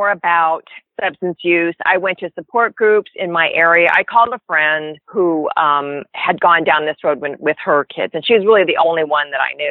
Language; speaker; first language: English; native; English